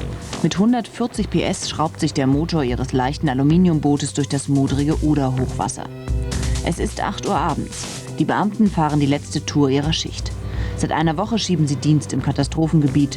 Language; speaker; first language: German; native; German